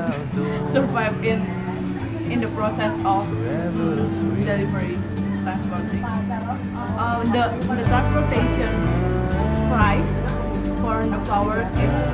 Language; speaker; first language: English; non-native, learner; Indonesian